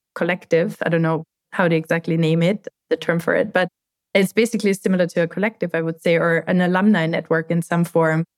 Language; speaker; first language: English; non-native, fluent; German